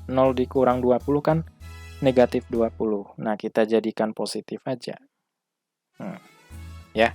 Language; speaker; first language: Indonesian; native; Indonesian